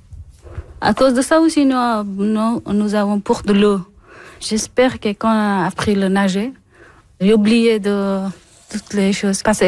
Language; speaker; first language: French; non-native, learner; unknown